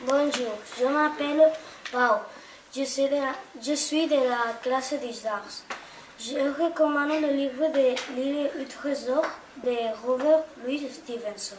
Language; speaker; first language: French; non-native, learner; Catalan